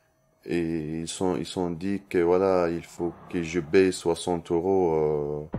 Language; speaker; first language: French; non-native, learner; Arabic